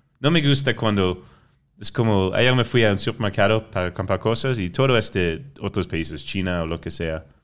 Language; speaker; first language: Spanish; non-native, fluent; French